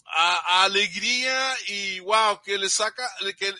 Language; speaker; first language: Spanish; early bilingual, heritage; Spanish